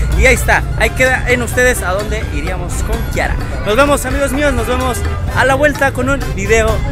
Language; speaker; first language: Spanish; native; Spanish